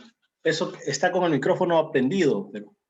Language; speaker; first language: Spanish; native; Spanish